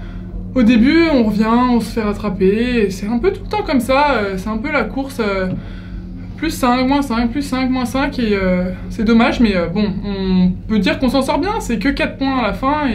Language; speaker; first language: French; native; French